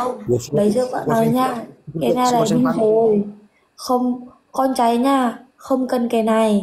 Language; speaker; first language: Vietnamese; non-native, learner; Javanese